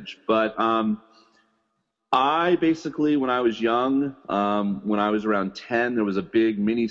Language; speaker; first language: English; native; English